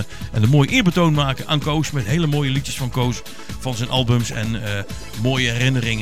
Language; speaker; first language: Dutch; native; Dutch